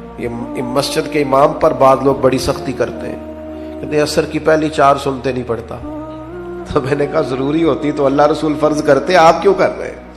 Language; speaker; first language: Urdu; non-native, local second language; Punjabi